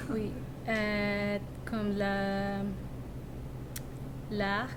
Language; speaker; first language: French; non-native, learner; English